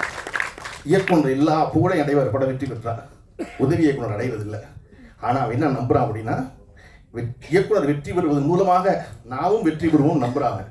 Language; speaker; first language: Tamil; native; Tamil